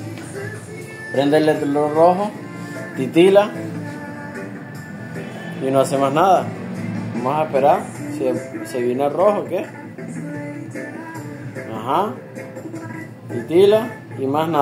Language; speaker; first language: Spanish; native; Spanish